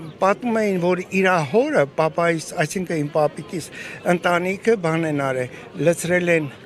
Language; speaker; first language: Armenian; native; Armenian